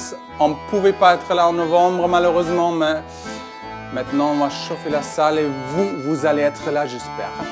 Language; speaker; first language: French; non-native, learner; German